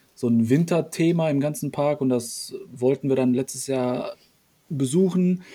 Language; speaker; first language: German; early bilingual, other home language; Polish